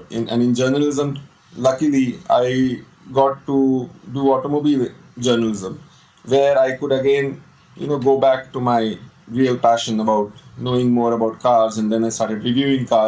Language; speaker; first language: English; non-native, local second language; Hindi